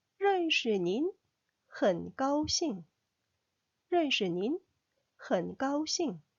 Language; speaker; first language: Chinese; non-native, fluent; Korean